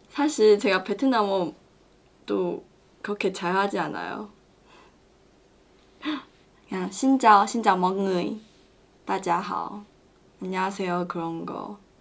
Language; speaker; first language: Korean; non-native, learner; Chinese